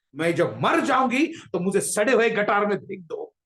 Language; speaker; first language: Hindi; non-native, local second language; Marathi